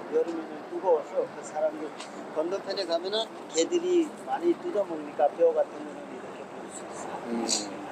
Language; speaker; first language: Korean; non-native, fluent; Hindi